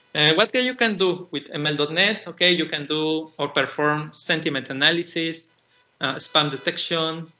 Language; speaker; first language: English; non-native, fluent; Spanish